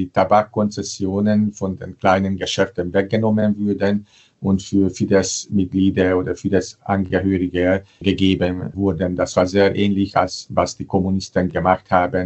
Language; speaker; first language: German; non-native, fluent; Hungarian